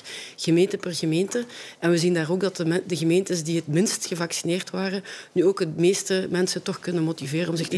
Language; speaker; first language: Dutch; native; Dutch